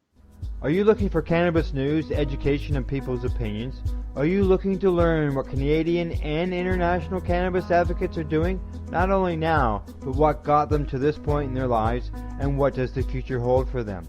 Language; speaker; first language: English; native; English